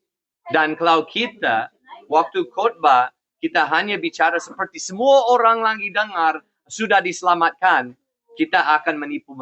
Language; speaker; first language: Indonesian; non-native, fluent; English